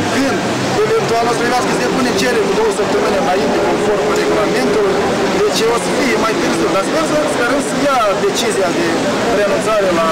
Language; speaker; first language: Romanian; native; Romanian